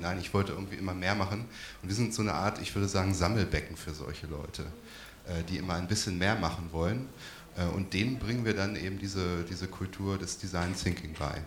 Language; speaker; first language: German; native; German